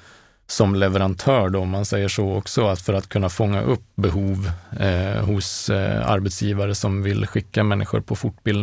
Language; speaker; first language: Swedish; native; Swedish